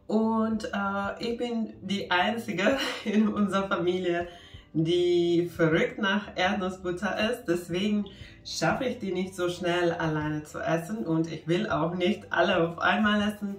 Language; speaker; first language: German; non-native, fluent; Finnish